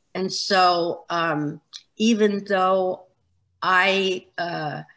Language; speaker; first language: English; native; English